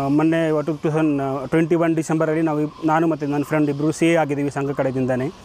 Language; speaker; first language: Kannada; non-native, local second language; Manipuri